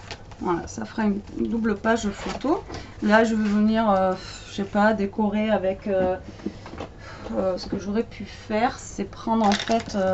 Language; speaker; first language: French; native; French